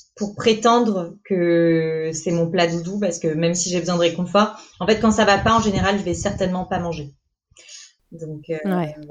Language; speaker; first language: French; native; French